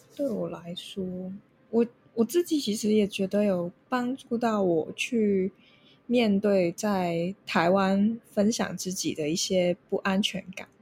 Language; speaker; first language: Chinese; non-native, local second language; Cantonese